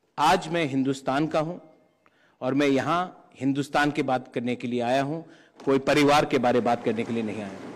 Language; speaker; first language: Hindi; non-native, local second language; Kok Borok